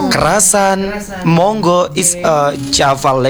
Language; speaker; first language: English; non-native, learner; Indonesian